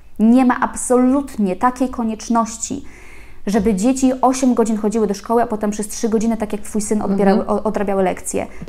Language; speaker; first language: Polish; native; Polish